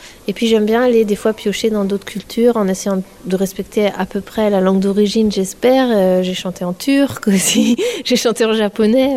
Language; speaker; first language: French; native; French